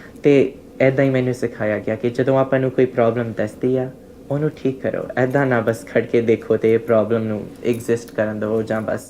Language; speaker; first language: Punjabi; early bilingual, heritage; Punjabi